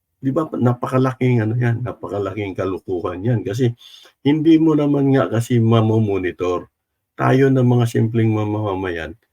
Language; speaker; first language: Filipino; non-native, local second language; Cebuano